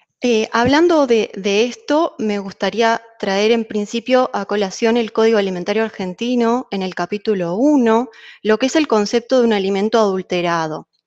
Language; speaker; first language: Spanish; native; Spanish